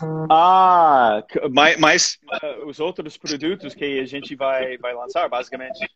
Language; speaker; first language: Portuguese; non-native, fluent; English